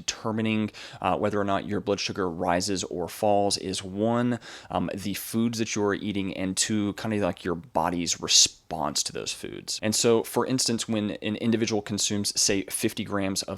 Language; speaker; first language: English; native; English